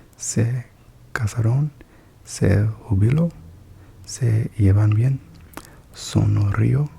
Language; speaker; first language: Spanish; non-native, learner; English